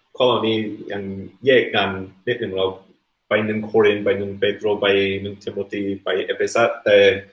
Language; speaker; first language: Thai; non-native, fluent; English